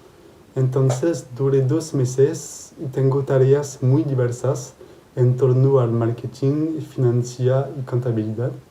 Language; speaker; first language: Spanish; non-native, fluent; French